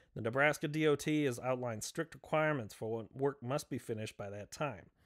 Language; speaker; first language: English; native; English